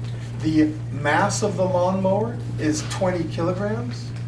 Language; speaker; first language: English; native; English